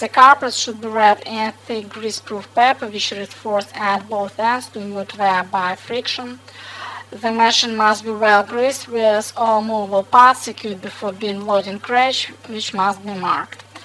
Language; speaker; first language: English; non-native, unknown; Russian